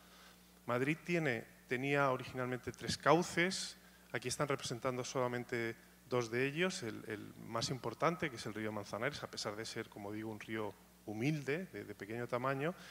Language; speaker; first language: Spanish; native; Spanish